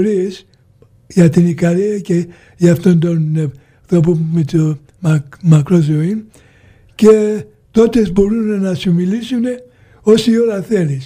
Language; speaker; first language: Greek; early bilingual, heritage; Greek